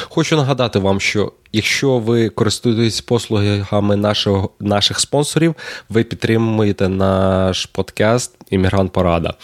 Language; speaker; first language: Ukrainian; native; Ukrainian